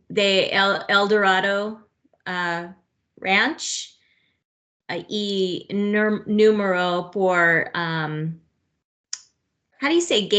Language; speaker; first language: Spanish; non-native, learner; English